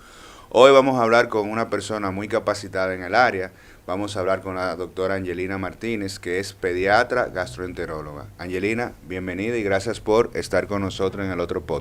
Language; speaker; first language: Spanish; native; Spanish